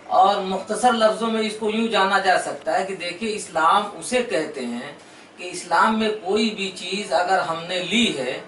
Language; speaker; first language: Urdu; native; Urdu